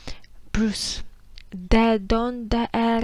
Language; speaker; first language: Spanish; non-native, fluent; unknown